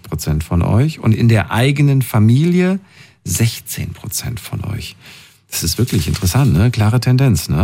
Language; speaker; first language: German; native; German